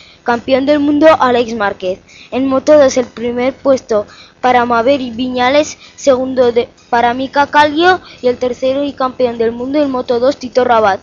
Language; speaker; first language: Spanish; native; Spanish